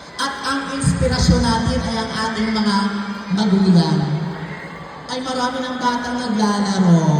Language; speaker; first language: Filipino; non-native, local second language; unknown